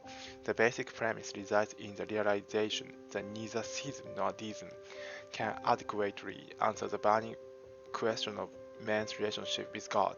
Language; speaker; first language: English; non-native, fluent; Japanese